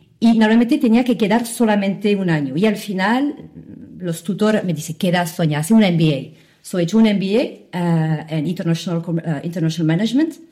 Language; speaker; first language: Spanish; non-native, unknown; Arabic